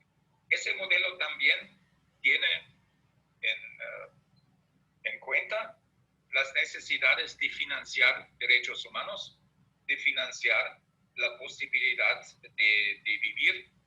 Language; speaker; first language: Spanish; non-native, fluent; German